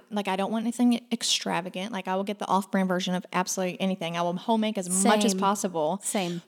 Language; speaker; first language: English; native; English